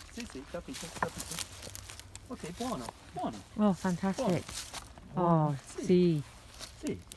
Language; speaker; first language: Italian; non-native, learner; English